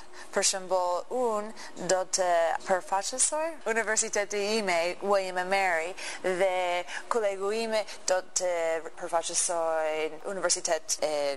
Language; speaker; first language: Albanian; non-native, learner; English